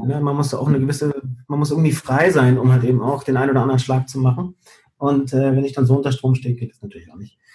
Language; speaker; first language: German; early bilingual, heritage; German